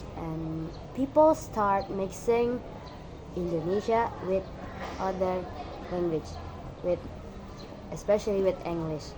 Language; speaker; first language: English; non-native, learner; Indonesian